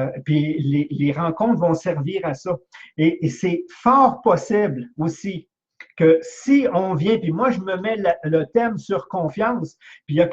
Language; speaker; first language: French; native; French